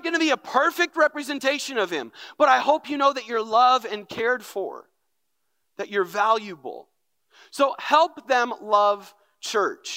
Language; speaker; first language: English; native; English